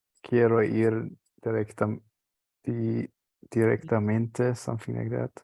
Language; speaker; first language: Spanish; non-native, learner; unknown